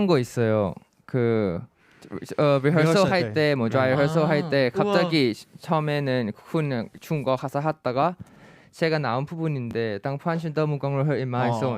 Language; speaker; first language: Korean; non-native, fluent; Thai